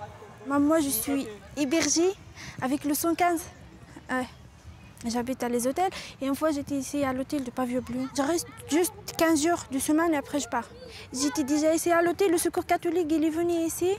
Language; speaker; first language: French; non-native, fluent; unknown